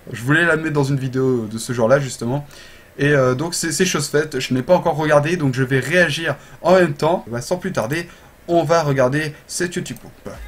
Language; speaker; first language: French; native; French